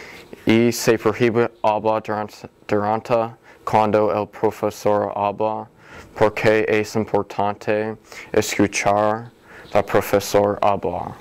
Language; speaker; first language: Spanish; non-native, learner; English